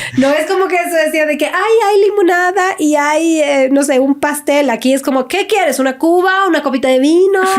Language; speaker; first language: Spanish; non-native, fluent; Swedish